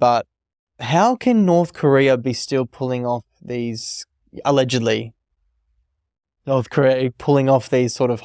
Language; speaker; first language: English; native; English